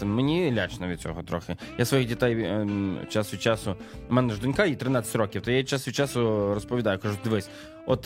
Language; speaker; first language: Ukrainian; native; Ukrainian